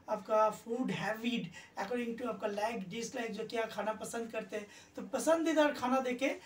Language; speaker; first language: Hindi; non-native, local second language; Bangla